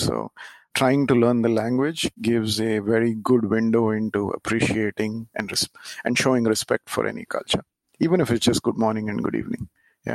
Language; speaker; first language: English; non-native, local second language; Marathi